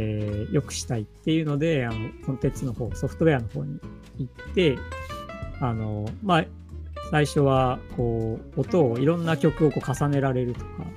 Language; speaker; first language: Japanese; native; Japanese